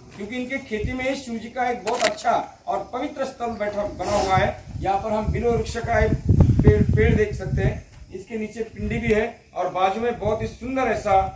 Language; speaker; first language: Hindi; non-native, local second language; Marathi